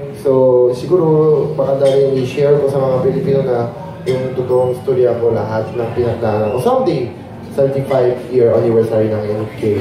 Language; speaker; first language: Filipino; non-native, fluent; Korean